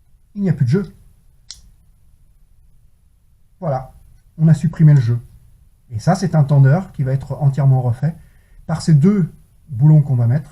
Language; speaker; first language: French; native; French